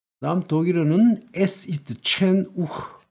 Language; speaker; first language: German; non-native, learner; Korean